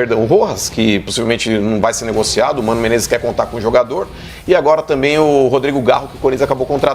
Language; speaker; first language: Portuguese; native; Portuguese